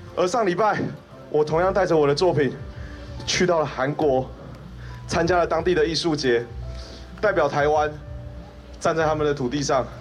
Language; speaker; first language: Chinese; native; Chinese